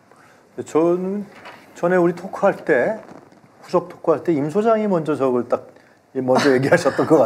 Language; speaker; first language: Korean; native; Korean